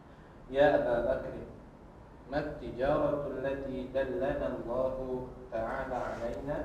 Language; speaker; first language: Arabic; non-native, learner; Indonesian